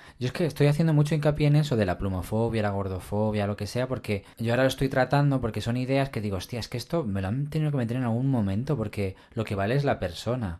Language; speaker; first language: Spanish; native; Spanish